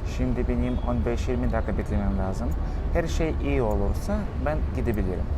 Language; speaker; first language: Turkish; non-native, learner; Russian